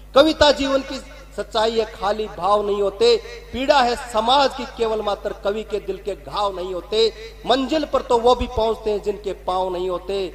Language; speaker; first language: Hindi; non-native, local second language; Haryanvi